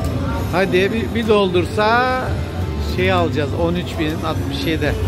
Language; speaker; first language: Turkish; native; Turkish